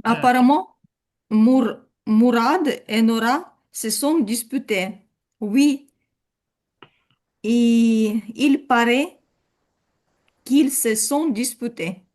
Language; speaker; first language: French; non-native, learner; Ukrainian